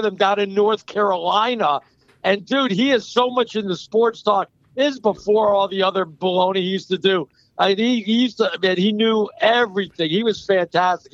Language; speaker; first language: English; native; English